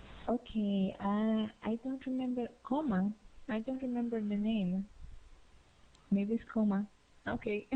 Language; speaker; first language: English; non-native, learner; Spanish